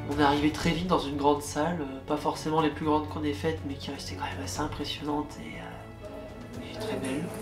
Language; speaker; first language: French; native; French